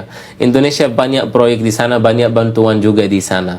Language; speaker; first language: Indonesian; non-native, fluent; Arabic